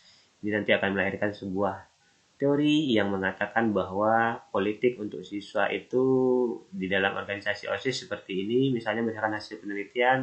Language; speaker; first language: Indonesian; native; Indonesian